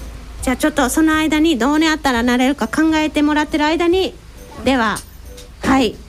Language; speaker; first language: Japanese; native; Japanese